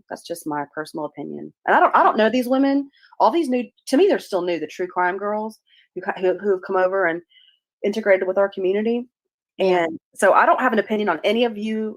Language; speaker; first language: English; native; English